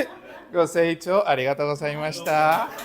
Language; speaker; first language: Japanese; non-native, learner; Spanish